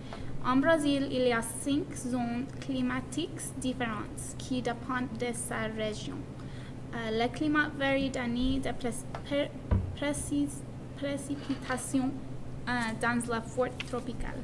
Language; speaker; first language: French; non-native, learner; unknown